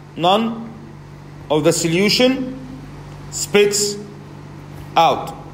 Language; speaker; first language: English; non-native, fluent; Arabic